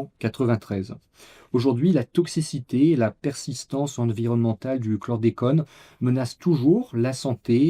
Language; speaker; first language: French; native; French